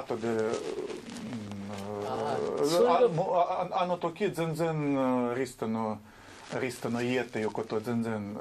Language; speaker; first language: Japanese; non-native, learner; Russian